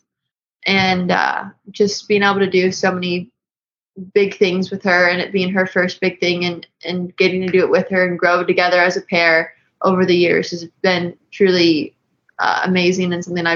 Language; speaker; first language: English; native; English